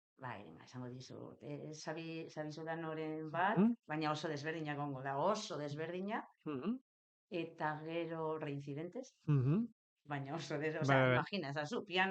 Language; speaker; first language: Basque; non-native, local second language; Spanish